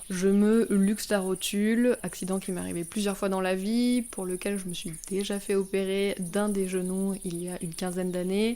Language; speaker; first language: French; native; French